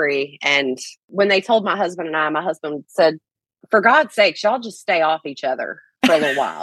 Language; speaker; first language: English; native; English